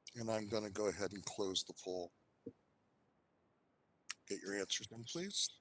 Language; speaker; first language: English; native; English